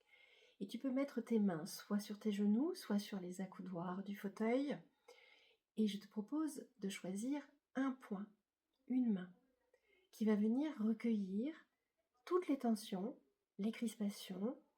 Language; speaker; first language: French; native; French